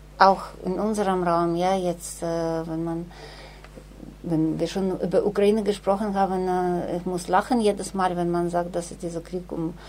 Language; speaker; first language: German; non-native, fluent; Russian